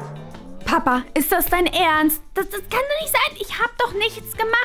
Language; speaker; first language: German; native; German